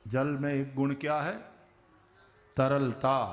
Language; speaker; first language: Hindi; non-native, local second language; Gujarati